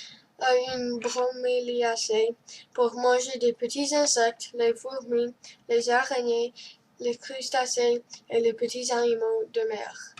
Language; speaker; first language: French; non-native, learner; English